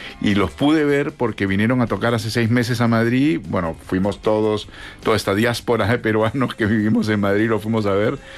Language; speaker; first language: Spanish; native; Spanish